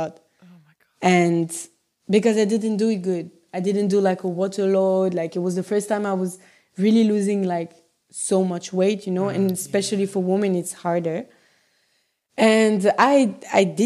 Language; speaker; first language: English; non-native, fluent; French